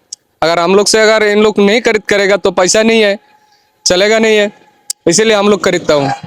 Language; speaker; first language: Hindi; non-native, learner; Bangla